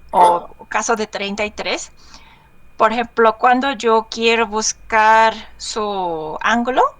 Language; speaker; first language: Spanish; non-native, learner; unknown